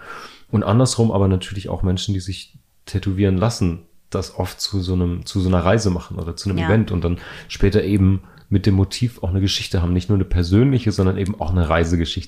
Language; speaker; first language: German; native; German